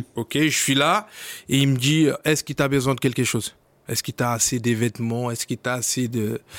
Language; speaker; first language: French; non-native, fluent; Portuguese